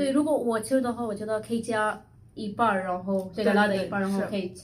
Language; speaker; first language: Chinese; non-native, learner; Urdu